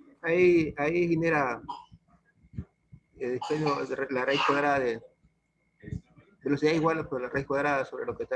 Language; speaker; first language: Spanish; native; Spanish